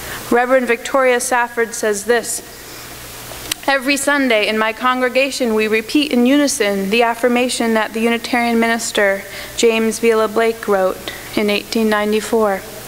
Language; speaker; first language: English; native; English